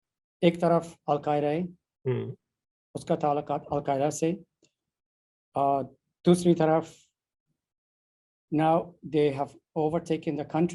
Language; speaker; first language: Hindi; non-native, learner; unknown